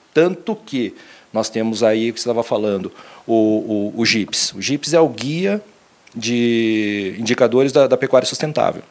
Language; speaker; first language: Portuguese; native; Portuguese